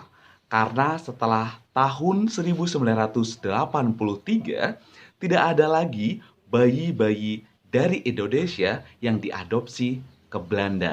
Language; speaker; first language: Indonesian; native; Indonesian